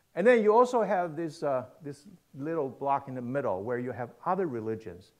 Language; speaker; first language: English; non-native, fluent; Chinese